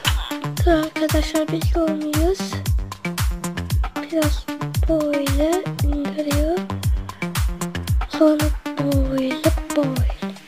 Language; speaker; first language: Turkish; non-native, learner; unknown